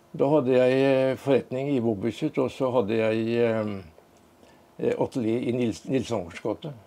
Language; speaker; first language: Norwegian; native; Norwegian